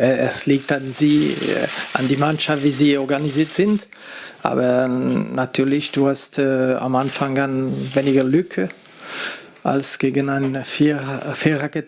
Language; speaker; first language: German; non-native, fluent; French